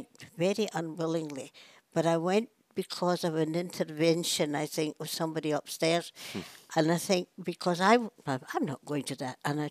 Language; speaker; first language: English; native; English